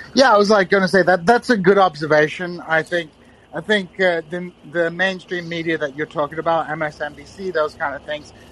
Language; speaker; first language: English; native; English